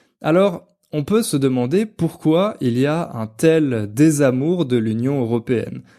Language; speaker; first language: French; native; French